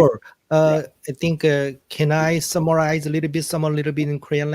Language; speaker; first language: English; non-native, fluent; Korean